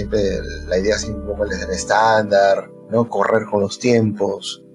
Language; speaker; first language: Spanish; native; Spanish